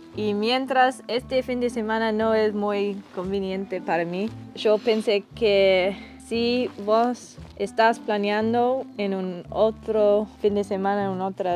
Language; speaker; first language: Spanish; non-native, learner; English